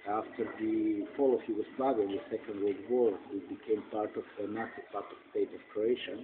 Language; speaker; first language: English; non-native, fluent; Croatian